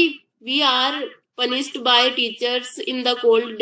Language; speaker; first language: English; non-native, learner; Hindi